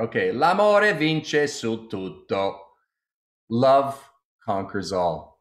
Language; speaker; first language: Italian; early bilingual, heritage; Italian